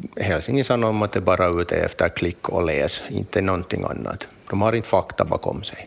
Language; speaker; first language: Swedish; native; Swedish